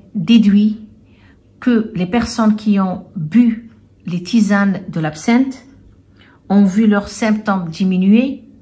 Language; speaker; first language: French; non-native, local second language; Arabic